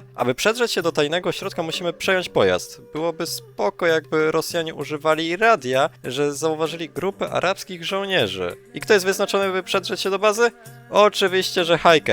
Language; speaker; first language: Polish; native; Polish